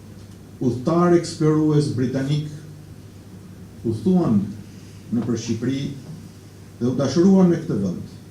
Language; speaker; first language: Albanian; native; Albanian